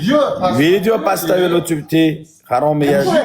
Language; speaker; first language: Russian; non-native, learner; Uzbek